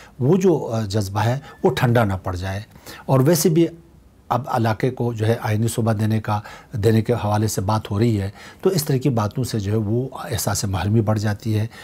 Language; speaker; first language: Urdu; non-native, local second language; Shina